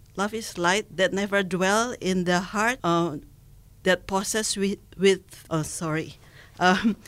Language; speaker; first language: English; non-native, learner; Indonesian